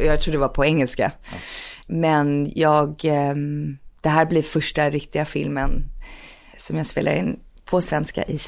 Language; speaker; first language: Swedish; early bilingual, heritage; Swedish